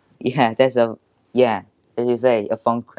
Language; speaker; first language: English; non-native, learner; Chinese